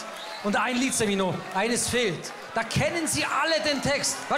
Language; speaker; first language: German; native; German